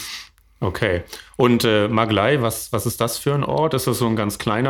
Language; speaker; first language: German; native; German